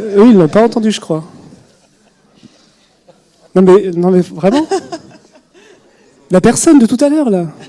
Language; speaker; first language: French; native; French